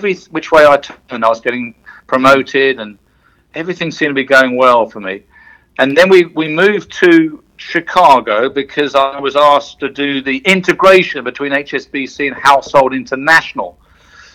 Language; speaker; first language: English; native; English